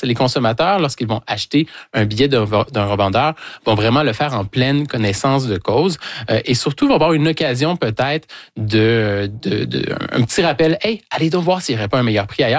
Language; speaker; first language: French; native; French